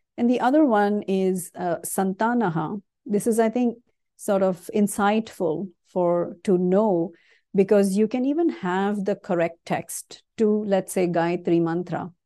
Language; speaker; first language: English; non-native, local second language; Kannada